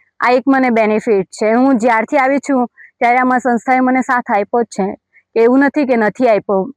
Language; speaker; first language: Gujarati; native; Gujarati